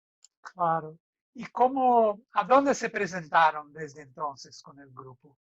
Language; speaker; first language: Spanish; non-native, fluent; Portuguese